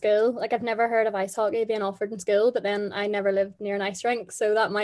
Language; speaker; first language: English; native; English